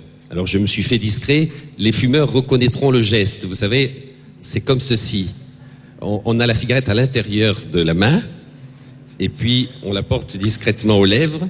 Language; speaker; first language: French; native; French